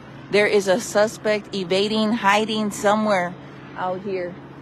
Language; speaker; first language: English; early bilingual, other home language; Spanish